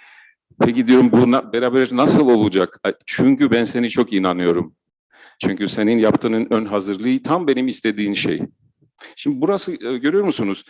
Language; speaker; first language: Turkish; non-native, fluent; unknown